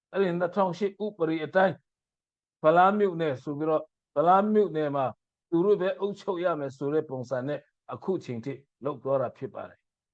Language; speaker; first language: Burmese; non-native, local second language; Mizo